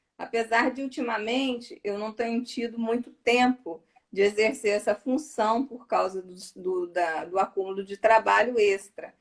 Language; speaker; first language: Portuguese; native; Portuguese